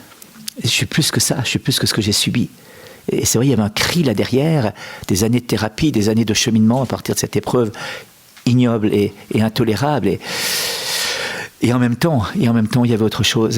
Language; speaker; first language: French; native; French